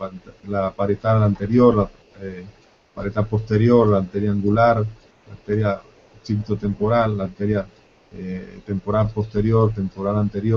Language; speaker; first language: Spanish; native; Spanish